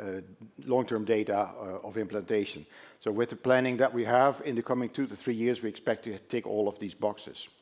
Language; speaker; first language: English; non-native, fluent; Dutch